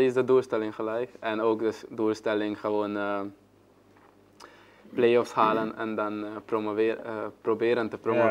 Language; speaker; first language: Dutch; non-native, learner; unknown